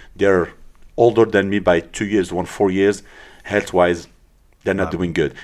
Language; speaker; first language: English; early bilingual, other home language; Arabic